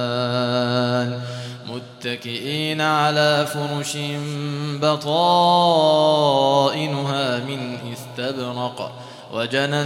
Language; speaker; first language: Arabic; native; Arabic